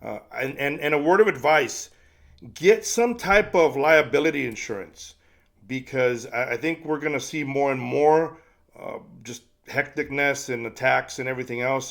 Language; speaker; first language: English; native; English